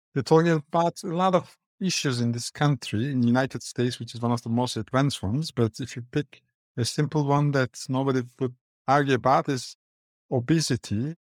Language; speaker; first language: English; non-native, fluent; Turkish